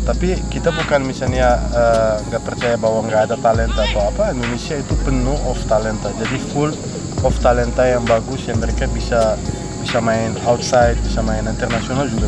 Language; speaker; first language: Indonesian; non-native, fluent; Arabic